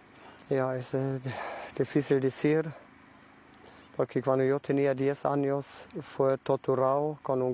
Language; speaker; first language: Spanish; non-native, local second language; German